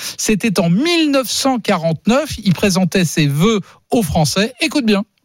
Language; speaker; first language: French; native; French